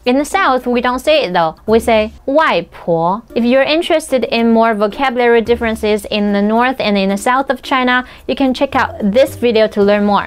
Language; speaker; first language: English; non-native, fluent; Chinese